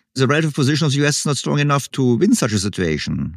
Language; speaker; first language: English; non-native, fluent; German